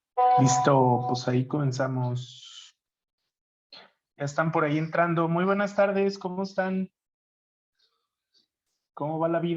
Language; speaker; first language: Spanish; native; Spanish